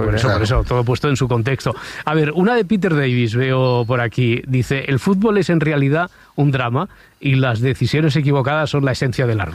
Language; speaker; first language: Spanish; native; Spanish